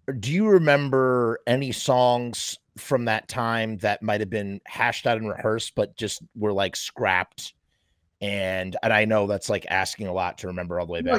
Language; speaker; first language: English; native; English